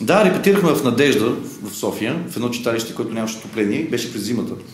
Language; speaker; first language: Bulgarian; native; Bulgarian